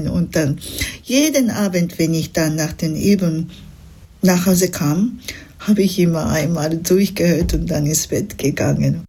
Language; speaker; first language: German; non-native, fluent; Japanese